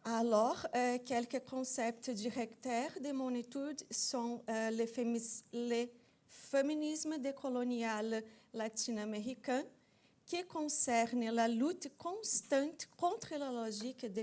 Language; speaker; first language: French; non-native, fluent; Portuguese